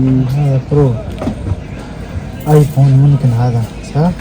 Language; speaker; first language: Arabic; non-native, learner; Bangla